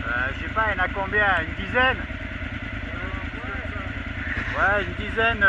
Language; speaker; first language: French; native; French